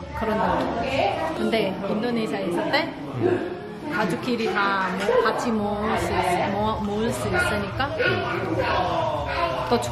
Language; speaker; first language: Korean; non-native, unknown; Indonesian